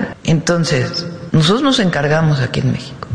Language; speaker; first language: Spanish; native; Spanish